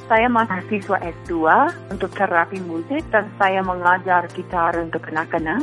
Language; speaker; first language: Indonesian; non-native, fluent; English